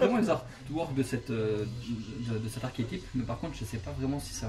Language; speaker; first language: French; native; French